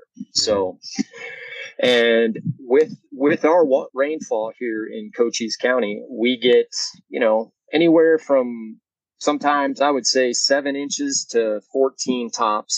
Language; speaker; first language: English; native; English